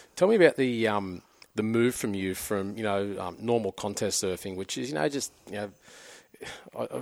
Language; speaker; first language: English; native; English